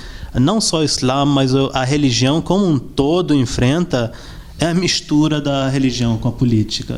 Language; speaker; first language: Portuguese; early bilingual, other home language; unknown